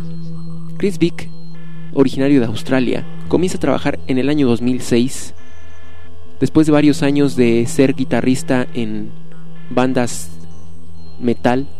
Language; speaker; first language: Spanish; native; Spanish